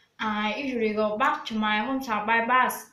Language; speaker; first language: English; non-native, learner; Vietnamese